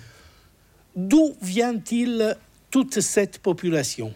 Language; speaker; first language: French; non-native, fluent; Italian